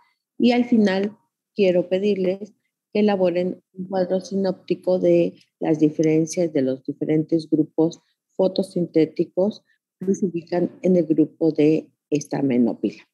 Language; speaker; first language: Spanish; native; Spanish